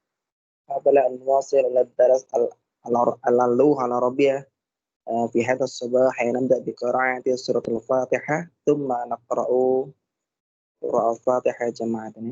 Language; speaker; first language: Arabic; non-native, fluent; Indonesian